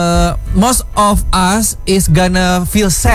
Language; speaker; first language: English; non-native, learner; Indonesian